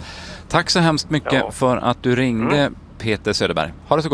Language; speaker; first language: Swedish; native; Swedish